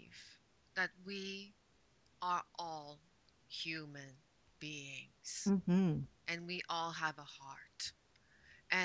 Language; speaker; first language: English; non-native, fluent; French